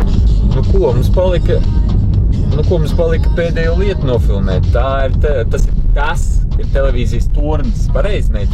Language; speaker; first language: Latvian; native; Latvian